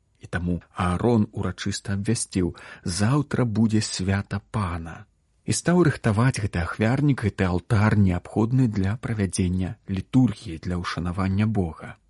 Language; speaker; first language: Belarusian; native; Belarusian